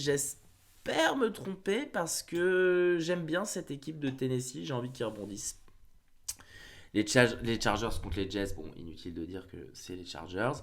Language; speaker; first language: French; native; French